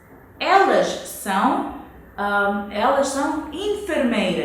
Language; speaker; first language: Portuguese; non-native, fluent; Konkani